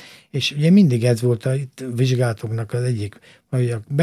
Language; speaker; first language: Hungarian; native; Hungarian